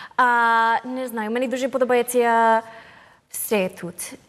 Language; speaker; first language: Ukrainian; non-native, learner; English